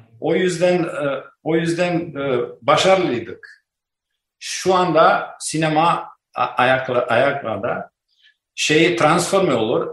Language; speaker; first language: Turkish; non-native, learner; Albanian